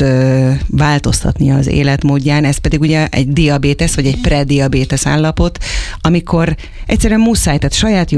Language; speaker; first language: Hungarian; native; Hungarian